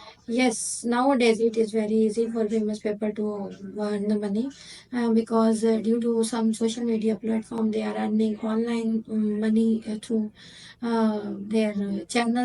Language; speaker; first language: English; non-native, learner; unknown